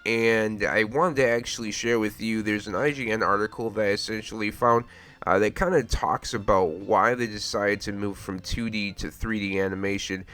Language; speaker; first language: English; native; English